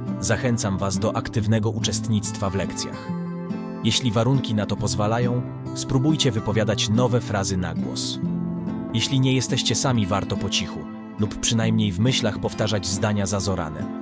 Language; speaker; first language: Polish; native; Polish